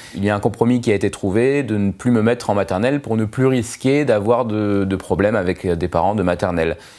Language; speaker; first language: French; native; French